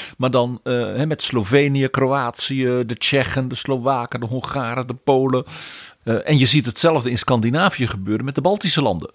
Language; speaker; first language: Dutch; native; Dutch